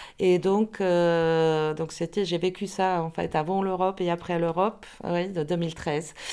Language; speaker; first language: French; non-native, fluent; Croatian